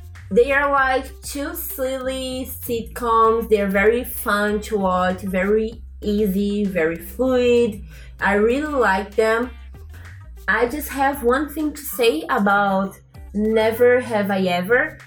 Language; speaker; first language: English; non-native, learner; Portuguese